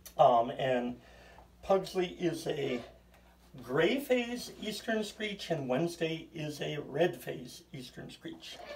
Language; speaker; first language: English; native; English